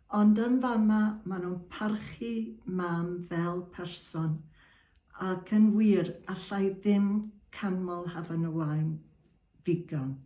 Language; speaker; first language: Welsh; native; Welsh